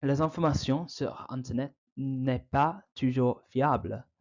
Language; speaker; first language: French; non-native, learner; English